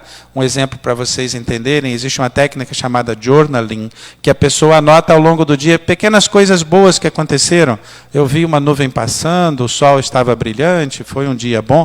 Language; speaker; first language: Portuguese; native; Portuguese